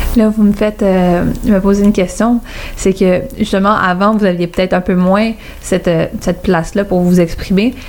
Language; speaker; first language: French; native; French